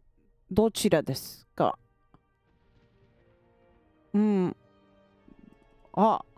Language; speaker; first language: Japanese; non-native, learner; English